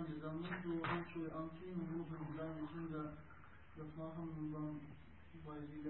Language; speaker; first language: German; non-native, learner; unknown